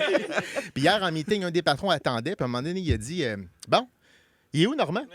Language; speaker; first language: French; native; French